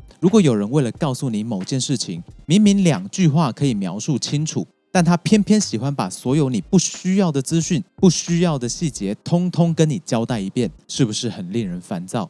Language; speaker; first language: Chinese; native; Chinese